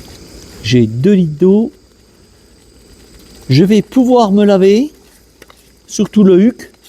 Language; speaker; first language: French; native; French